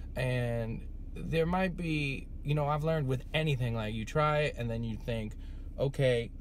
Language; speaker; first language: English; native; English